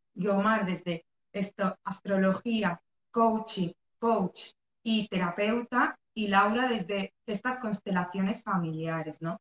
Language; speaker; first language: Spanish; early bilingual, other home language; Arabic